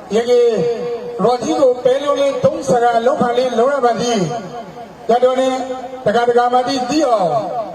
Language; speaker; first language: Burmese; native; Burmese